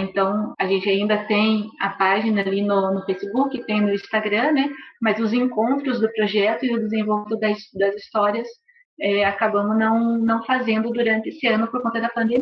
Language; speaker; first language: Portuguese; native; Portuguese